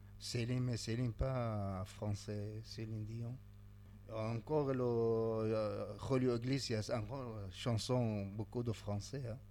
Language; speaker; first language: French; non-native, learner; Arabic